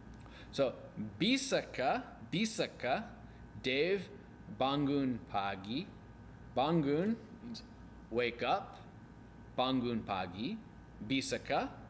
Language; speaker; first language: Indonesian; non-native, learner; English